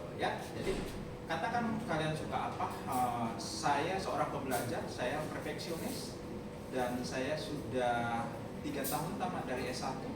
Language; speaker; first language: Indonesian; non-native, local second language; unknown